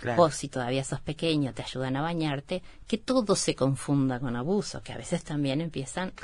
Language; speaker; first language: Spanish; native; Spanish